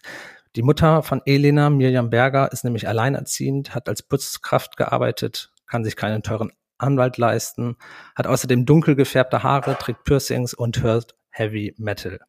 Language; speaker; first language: German; native; German